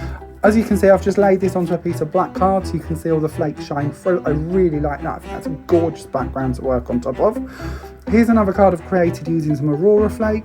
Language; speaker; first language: English; native; English